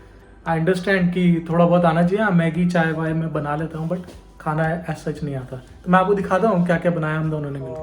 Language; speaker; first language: Hindi; native; Hindi